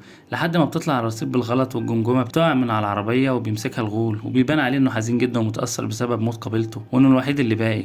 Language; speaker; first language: Arabic; native; Arabic